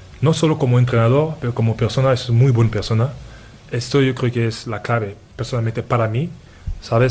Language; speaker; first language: Spanish; non-native, fluent; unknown